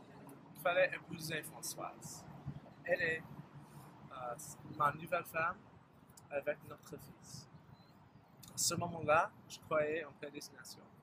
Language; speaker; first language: French; non-native, learner; English